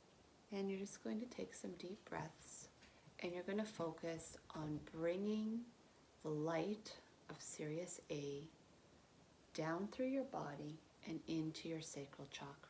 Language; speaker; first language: English; native; English